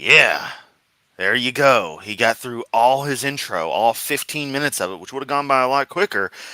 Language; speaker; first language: English; native; English